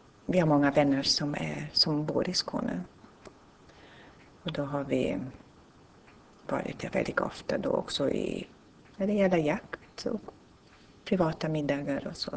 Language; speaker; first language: Swedish; non-native, fluent; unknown